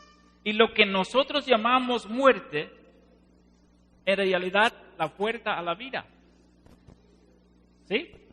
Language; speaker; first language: Spanish; non-native, fluent; Dutch